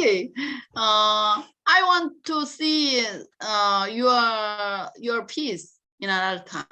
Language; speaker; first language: English; non-native, learner; Korean